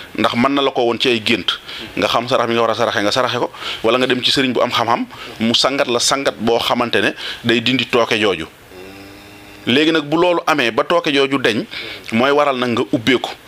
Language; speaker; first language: Wolof; non-native, local second language; Serer